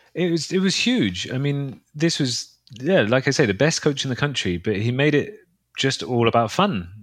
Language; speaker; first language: English; native; English